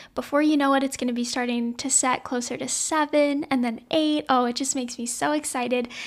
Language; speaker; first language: English; native; English